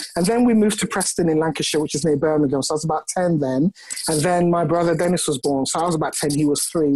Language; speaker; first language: English; non-native, local second language; Ga